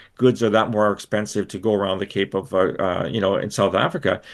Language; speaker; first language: English; native; English